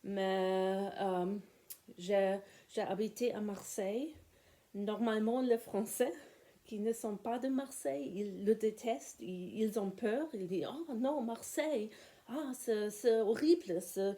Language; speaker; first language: French; non-native, learner; German